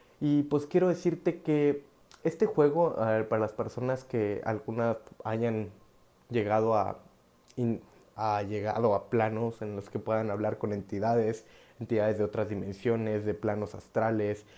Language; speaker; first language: Spanish; native; Spanish